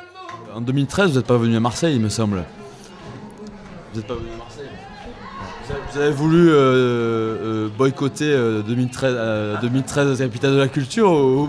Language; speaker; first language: French; native; French